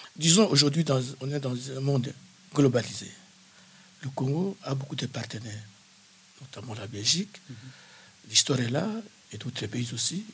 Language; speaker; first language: French; non-native, local second language; Kongo